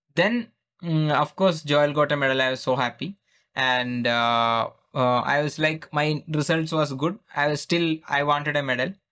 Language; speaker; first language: English; non-native, local second language; Malayalam